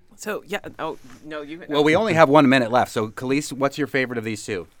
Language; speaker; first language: English; native; English